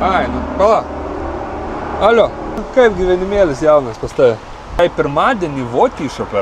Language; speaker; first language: Lithuanian; native; Lithuanian